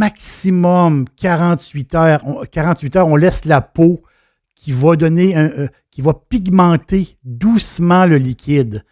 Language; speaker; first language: French; native; French